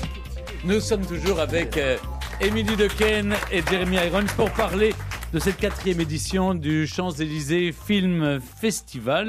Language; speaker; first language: French; native; French